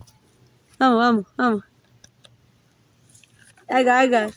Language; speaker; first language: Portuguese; non-native, learner; Spanish